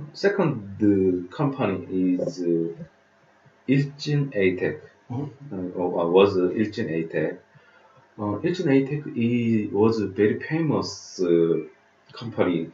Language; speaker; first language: English; non-native, learner; Korean